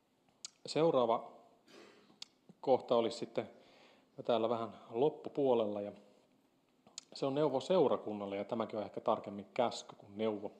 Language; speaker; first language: Finnish; native; Finnish